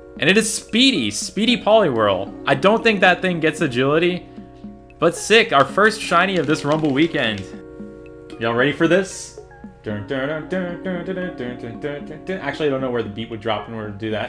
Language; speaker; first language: English; native; English